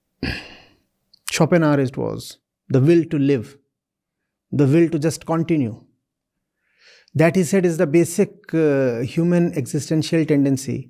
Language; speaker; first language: English; non-native, local second language; Hindi